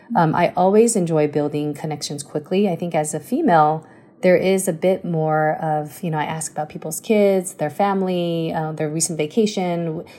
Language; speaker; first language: English; early bilingual, other home language; Chinese